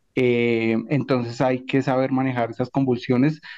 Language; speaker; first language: Spanish; native; Spanish